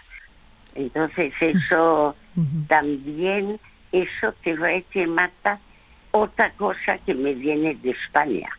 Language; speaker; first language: Spanish; early bilingual, other home language; French